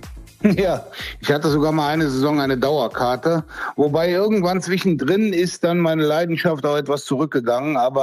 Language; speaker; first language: German; native; German